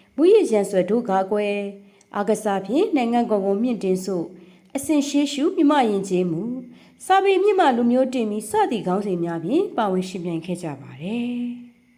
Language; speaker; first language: Burmese; native; Burmese